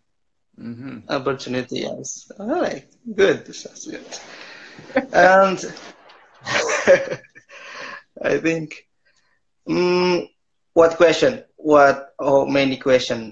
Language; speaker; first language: English; non-native, learner; Indonesian